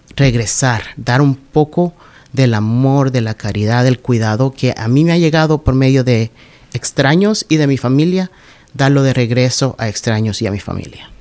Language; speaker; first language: Spanish; native; Spanish